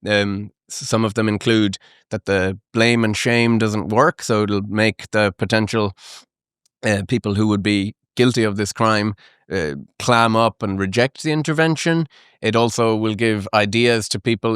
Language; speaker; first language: English; native; English